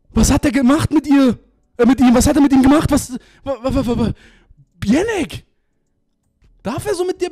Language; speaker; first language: German; native; German